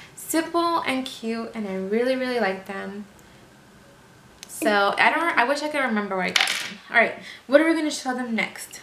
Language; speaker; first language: English; early bilingual, other home language; Spanish